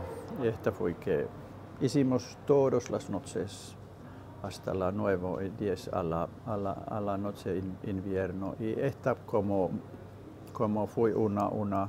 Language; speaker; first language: Spanish; non-native, learner; Finnish